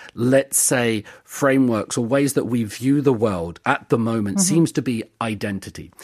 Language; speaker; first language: English; native; English